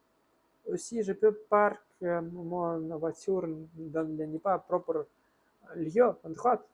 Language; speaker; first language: French; non-native, learner; Russian